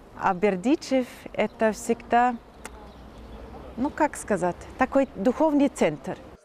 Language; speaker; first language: Russian; non-native, fluent; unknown